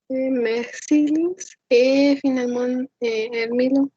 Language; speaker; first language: French; non-native, learner; Spanish